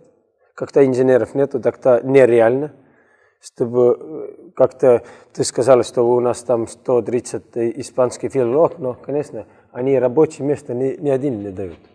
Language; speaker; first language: Russian; non-native, learner; Estonian